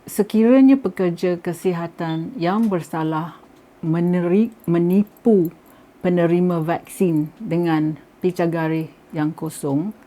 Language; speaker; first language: Malay; native; Malay